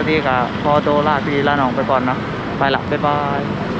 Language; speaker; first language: Thai; non-native, local second language; Northeastern Thai